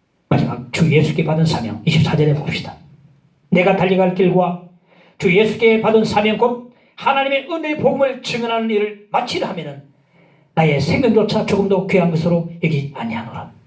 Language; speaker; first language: Korean; native; Korean